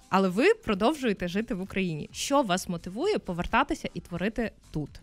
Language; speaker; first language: Ukrainian; native; Ukrainian